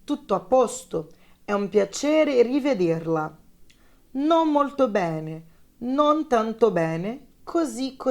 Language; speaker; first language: Italian; non-native, fluent; Portuguese